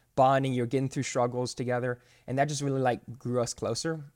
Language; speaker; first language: English; native; English